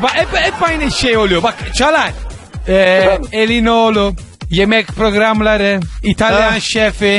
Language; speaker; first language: Turkish; non-native, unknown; Italian